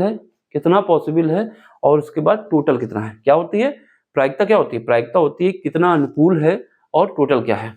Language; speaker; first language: Hindi; native; Hindi